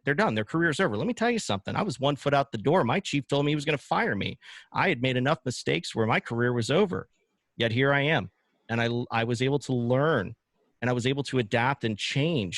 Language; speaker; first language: English; native; English